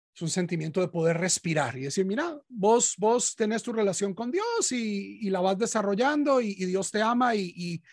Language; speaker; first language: Spanish; native; Spanish